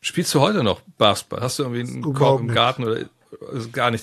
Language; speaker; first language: German; native; German